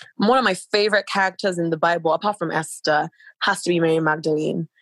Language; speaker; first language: English; non-native, local second language; Yoruba